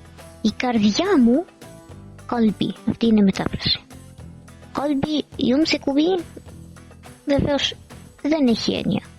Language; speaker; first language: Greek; non-native, fluent; Arabic